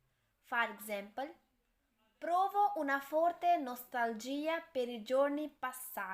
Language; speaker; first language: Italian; non-native, fluent; Urdu